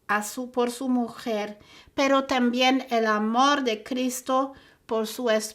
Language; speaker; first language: Spanish; non-native, fluent; German